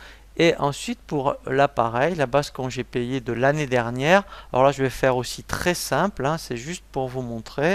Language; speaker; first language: French; native; French